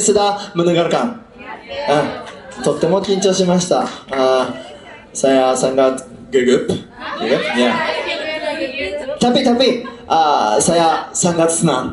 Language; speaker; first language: Indonesian; non-native, learner; Japanese